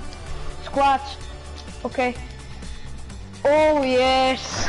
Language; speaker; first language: English; non-native, learner; Slovak